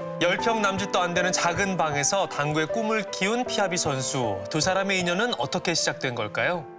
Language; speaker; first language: Korean; native; Korean